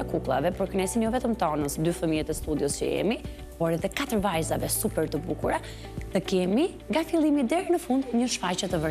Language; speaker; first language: Albanian; native; Albanian